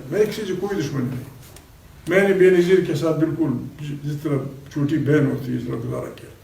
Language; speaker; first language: Urdu; non-native, local second language; Pashto